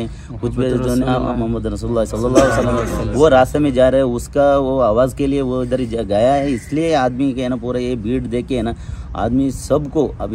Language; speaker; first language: Hindi; non-native, local second language; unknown